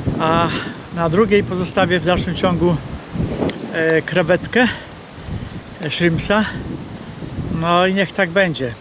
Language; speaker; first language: Polish; native; Polish